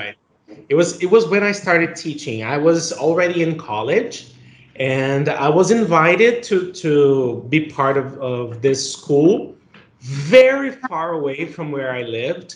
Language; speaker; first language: English; non-native, fluent; Portuguese